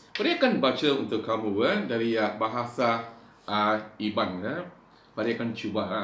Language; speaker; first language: Malay; non-native, local second language; Iban